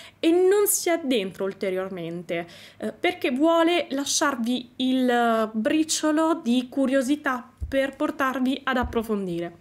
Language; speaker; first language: Italian; native; Italian